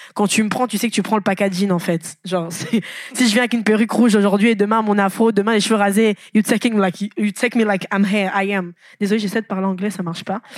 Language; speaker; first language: French; non-native, local second language; Lingala